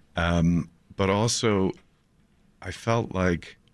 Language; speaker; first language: English; native; English